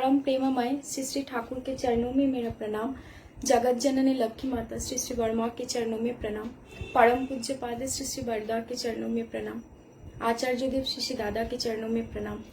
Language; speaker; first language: Hindi; non-native, local second language; Bangla